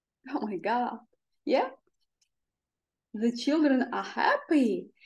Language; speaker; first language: English; non-native, fluent; Ukrainian